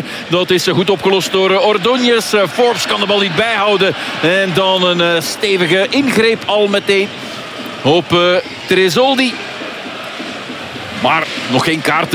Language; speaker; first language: Dutch; native; Dutch